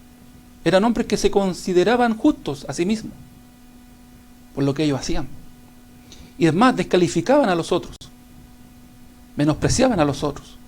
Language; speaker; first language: Spanish; native; Spanish